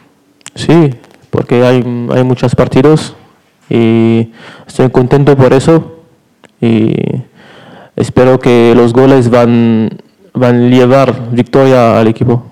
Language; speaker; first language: Spanish; non-native, learner; French